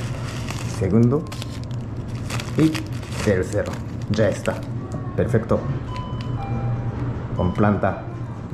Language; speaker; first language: Spanish; non-native, learner; Japanese